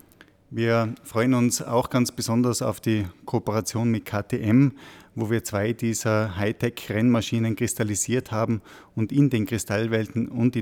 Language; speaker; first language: German; native; German